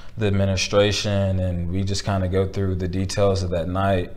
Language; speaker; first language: English; native; English